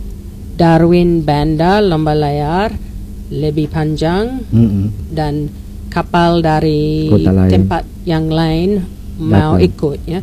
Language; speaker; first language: Indonesian; non-native, learner; English